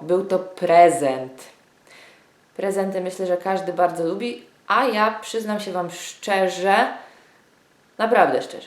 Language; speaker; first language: Polish; native; Polish